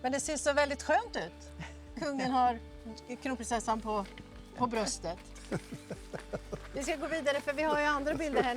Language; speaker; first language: Swedish; native; Swedish